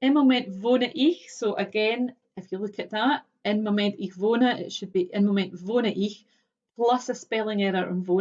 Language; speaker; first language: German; non-native, fluent; English